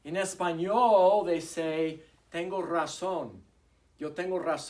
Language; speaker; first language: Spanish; non-native, fluent; English